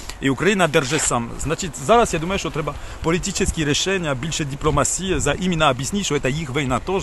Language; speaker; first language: Ukrainian; non-native, learner; French